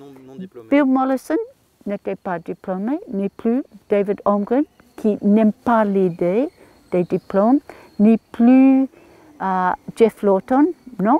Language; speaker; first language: French; non-native, learner; English